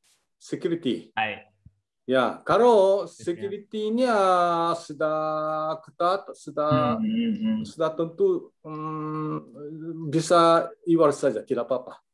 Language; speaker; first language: Indonesian; non-native, learner; Japanese